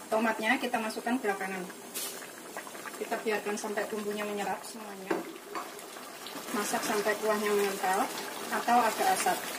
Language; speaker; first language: Indonesian; native; Indonesian